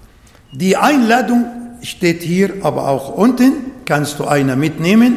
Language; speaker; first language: German; non-native, learner; Arabic